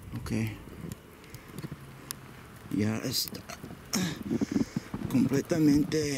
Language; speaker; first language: Spanish; early bilingual, heritage; Spanish